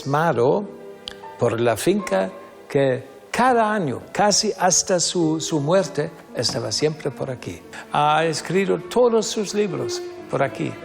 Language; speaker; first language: Spanish; non-native, learner; German